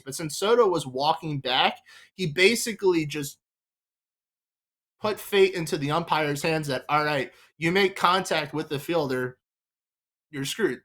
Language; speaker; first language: English; native; English